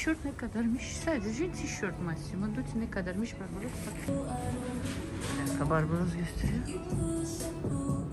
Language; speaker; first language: Turkish; non-native, learner; Russian